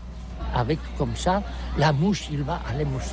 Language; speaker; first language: French; non-native, learner; Catalan